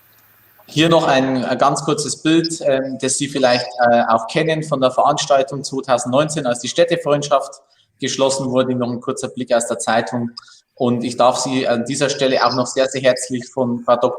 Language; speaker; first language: German; native; German